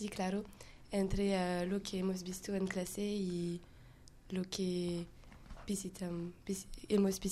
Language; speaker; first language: Spanish; non-native, learner; French